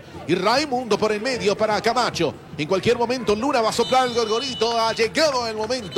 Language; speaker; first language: Spanish; native; Spanish